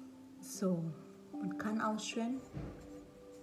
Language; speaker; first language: German; non-native, learner; Vietnamese